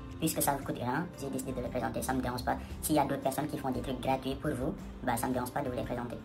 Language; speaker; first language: French; non-native, local second language; Wolof